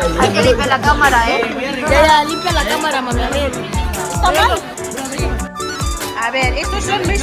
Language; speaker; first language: Spanish; non-native, fluent; Filipino